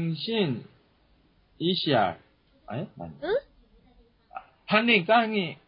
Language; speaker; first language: Chinese; non-native, learner; Korean